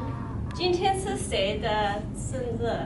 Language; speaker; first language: Chinese; non-native, learner; English